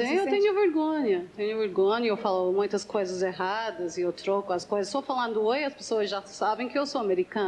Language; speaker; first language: Portuguese; non-native, learner; English